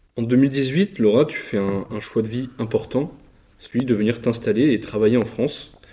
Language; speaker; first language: French; native; French